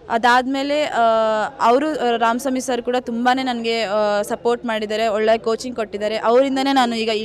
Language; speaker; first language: Kannada; native; Kannada